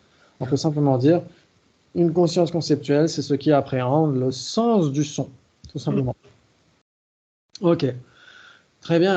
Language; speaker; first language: French; native; French